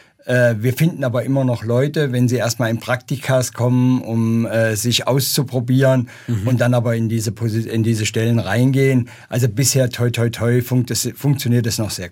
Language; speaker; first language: German; native; German